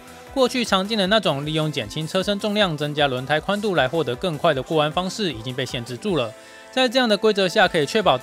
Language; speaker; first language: Chinese; native; Chinese